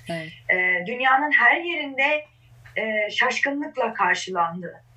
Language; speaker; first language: Turkish; non-native, local second language; Kurdish